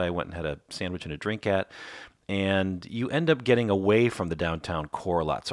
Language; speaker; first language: English; native; English